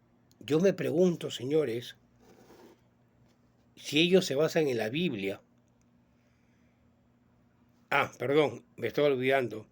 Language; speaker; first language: Spanish; native; Spanish